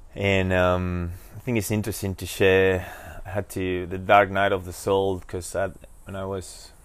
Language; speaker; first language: English; non-native, fluent; Spanish